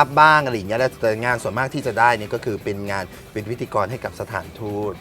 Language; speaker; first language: Thai; early bilingual, other home language; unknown